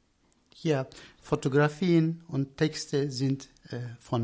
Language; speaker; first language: German; non-native, learner; Turkish